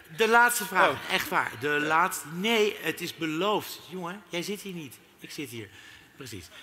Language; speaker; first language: Dutch; native; Dutch